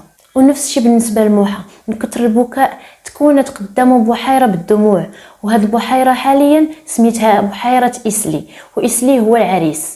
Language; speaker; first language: Arabic; native; Arabic